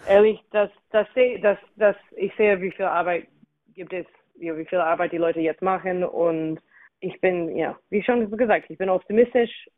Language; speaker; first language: German; non-native, fluent; English